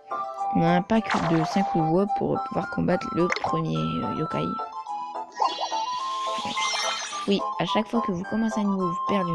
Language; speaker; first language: French; native; French